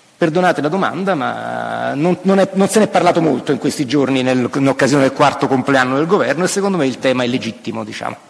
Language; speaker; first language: Italian; native; Italian